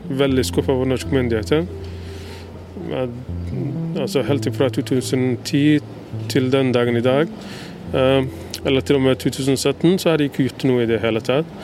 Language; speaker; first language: Norwegian; early bilingual, other home language; Somali